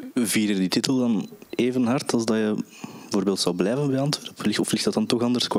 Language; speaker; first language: Dutch; native; Dutch